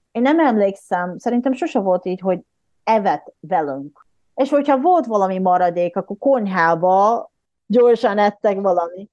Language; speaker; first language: Hungarian; non-native, fluent; Japanese